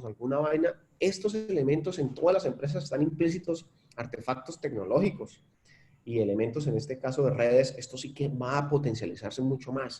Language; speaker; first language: Spanish; native; Spanish